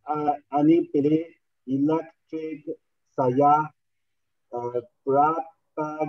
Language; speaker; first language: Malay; non-native, learner; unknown